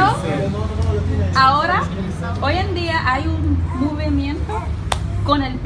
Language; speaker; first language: Spanish; non-native, learner; English